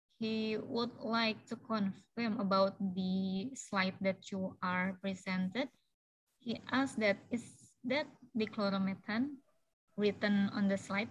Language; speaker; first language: English; non-native, fluent; Indonesian